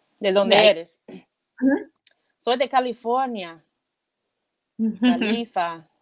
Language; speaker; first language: Spanish; non-native, fluent; English